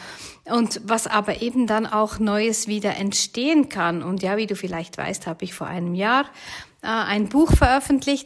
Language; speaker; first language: German; native; German